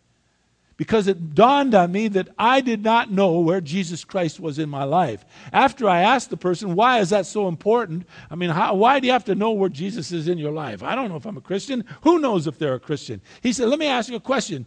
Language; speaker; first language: English; native; English